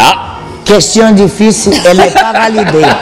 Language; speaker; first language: French; non-native, fluent; Portuguese